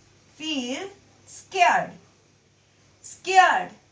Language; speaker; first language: English; non-native, local second language; Hindi